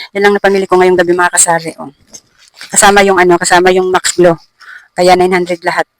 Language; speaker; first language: Filipino; non-native, local second language; Cebuano